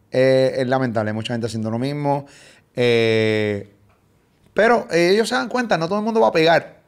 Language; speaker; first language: Spanish; native; Spanish